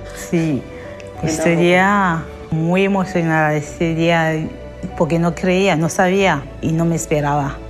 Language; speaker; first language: Spanish; non-native, learner; French